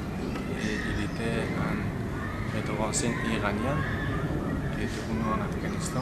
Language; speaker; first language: French; non-native, learner; Persian